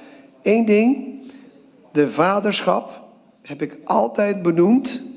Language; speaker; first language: Dutch; non-native, local second language; Papiamento